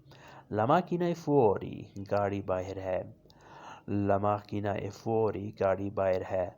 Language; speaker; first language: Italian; non-native, learner; Urdu